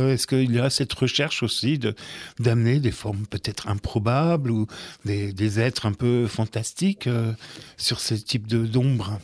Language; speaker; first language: French; native; French